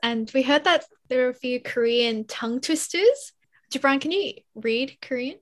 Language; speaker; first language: English; early bilingual, other home language; Korean